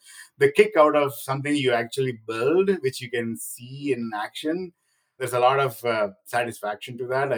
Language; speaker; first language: English; non-native, local second language; Tamil